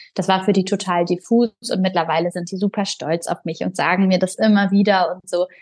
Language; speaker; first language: German; early bilingual, other home language; Bulgarian